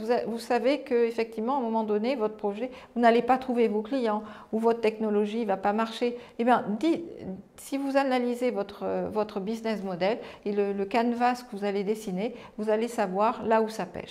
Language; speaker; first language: French; native; French